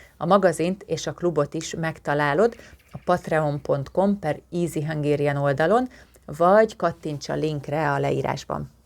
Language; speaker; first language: Hungarian; native; Hungarian